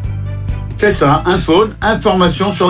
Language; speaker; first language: French; native; French